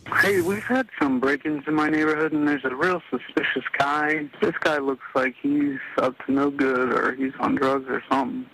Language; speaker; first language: English; native; English